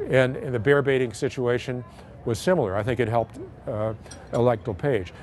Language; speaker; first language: English; native; English